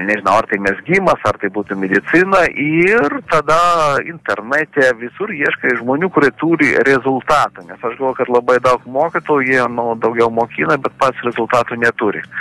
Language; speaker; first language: Lithuanian; early bilingual, heritage; Lithuanian